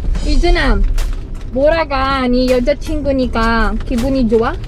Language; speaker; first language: Korean; non-native, local second language; Filipino